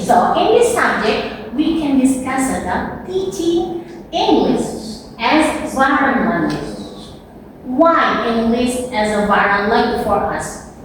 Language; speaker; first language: English; non-native, fluent; Indonesian